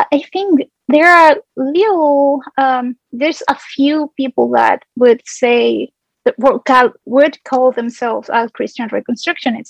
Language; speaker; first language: English; non-native, fluent; Spanish